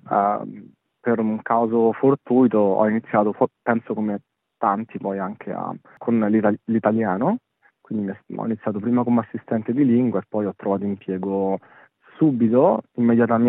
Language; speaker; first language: Italian; native; Italian